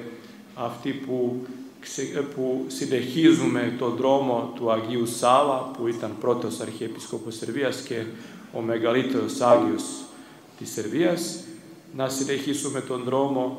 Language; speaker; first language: Greek; non-native, fluent; Serbian